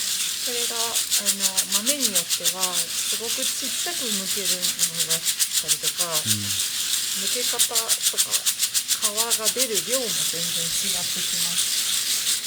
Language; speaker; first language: Japanese; native; Japanese